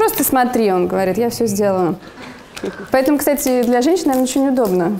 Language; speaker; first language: Russian; native; Russian